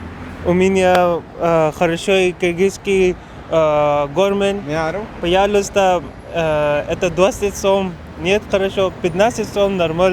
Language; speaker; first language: Russian; non-native, learner; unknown